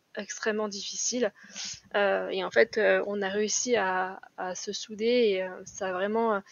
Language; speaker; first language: French; native; French